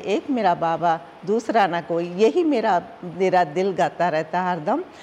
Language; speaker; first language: Hindi; native; Hindi